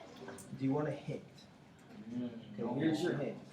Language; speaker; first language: English; native; English